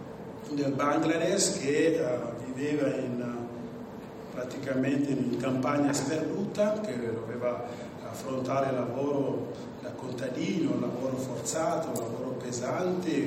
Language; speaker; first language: Italian; non-native, fluent; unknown